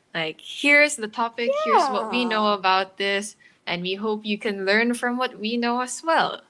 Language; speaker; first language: English; non-native, local second language; Filipino